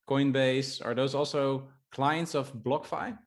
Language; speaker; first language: English; non-native, fluent; Dutch